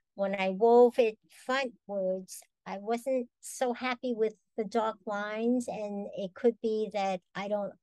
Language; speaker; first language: English; native; English